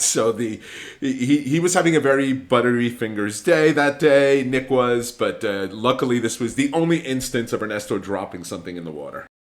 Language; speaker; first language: English; native; English